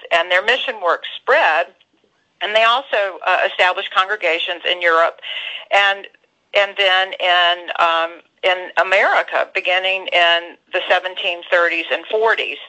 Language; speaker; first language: English; native; English